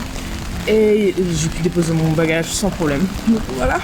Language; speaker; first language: French; native; French